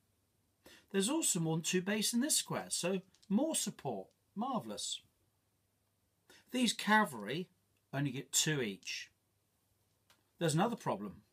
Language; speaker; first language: English; native; English